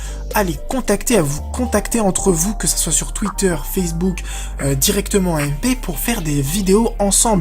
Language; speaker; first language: French; native; French